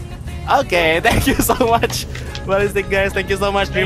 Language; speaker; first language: English; non-native, learner; Indonesian